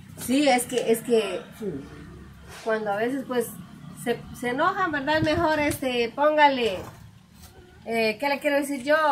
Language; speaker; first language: Spanish; native; Spanish